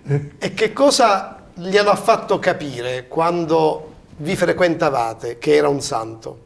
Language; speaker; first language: Italian; native; Italian